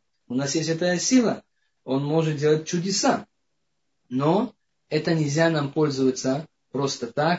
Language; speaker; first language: Russian; non-native, fluent; Hebrew